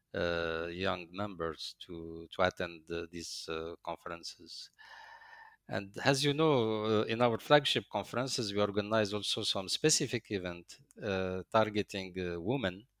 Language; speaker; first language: English; non-native, fluent; Arabic